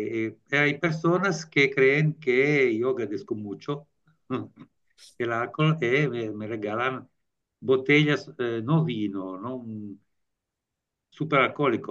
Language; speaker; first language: Spanish; non-native, learner; Italian